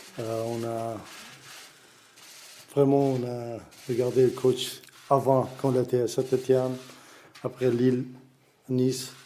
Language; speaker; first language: French; non-native, learner; Arabic